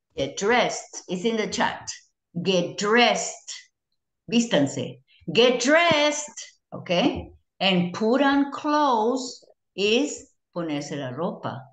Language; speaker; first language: English; non-native, fluent; Spanish